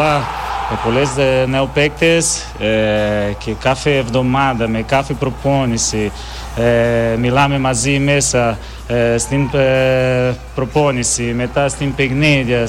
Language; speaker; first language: Greek; non-native, learner; Portuguese